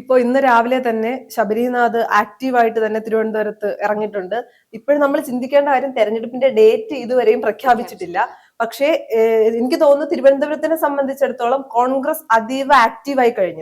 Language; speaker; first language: Malayalam; native; Malayalam